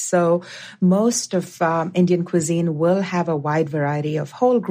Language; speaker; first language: English; non-native, local second language; Gujarati